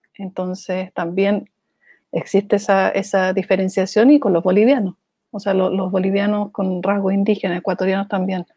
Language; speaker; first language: Spanish; native; Spanish